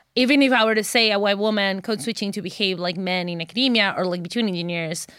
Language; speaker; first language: English; non-native, fluent; Spanish